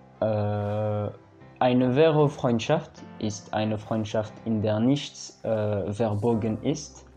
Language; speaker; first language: German; non-native, learner; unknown